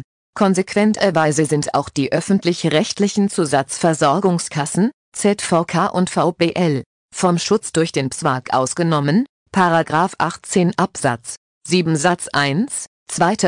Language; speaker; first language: German; native; German